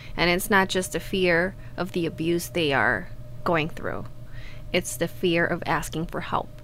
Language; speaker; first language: English; non-native, fluent; Spanish